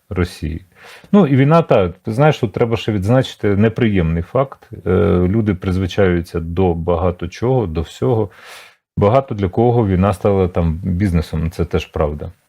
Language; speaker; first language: Ukrainian; native; Ukrainian